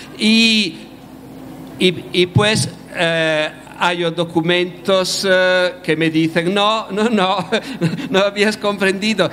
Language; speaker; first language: Spanish; non-native, fluent; Italian